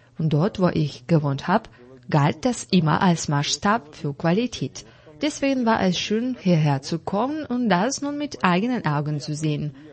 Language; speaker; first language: German; non-native, fluent; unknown